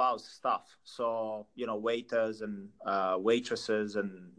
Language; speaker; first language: English; non-native, fluent; Italian